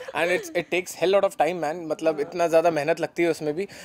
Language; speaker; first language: Hindi; native; Hindi